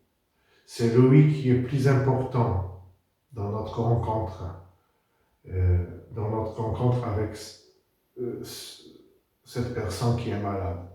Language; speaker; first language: French; non-native, fluent; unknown